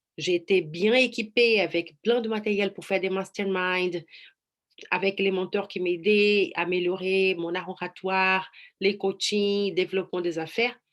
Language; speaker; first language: French; non-native, fluent; Portuguese